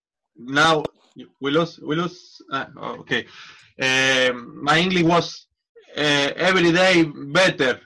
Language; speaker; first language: English; non-native, learner; Spanish